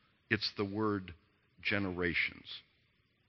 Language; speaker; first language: English; native; English